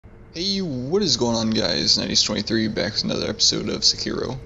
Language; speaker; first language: English; native; English